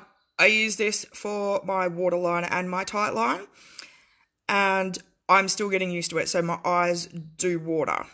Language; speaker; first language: English; native; English